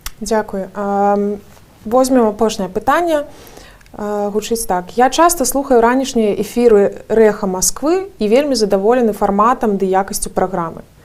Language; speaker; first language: Belarusian; non-native, local second language; Russian